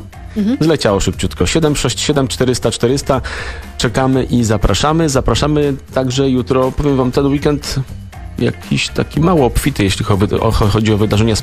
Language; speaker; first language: Polish; native; Polish